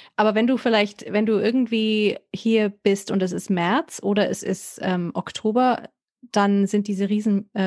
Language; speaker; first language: German; native; German